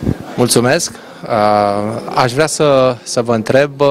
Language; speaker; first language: Romanian; native; Romanian